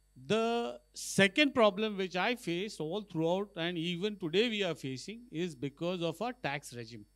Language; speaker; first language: English; non-native, local second language; Marathi